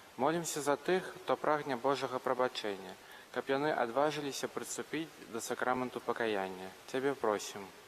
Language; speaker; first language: Belarusian; native; Belarusian